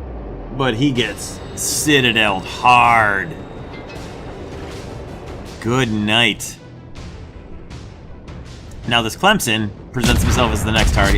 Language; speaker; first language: English; native; English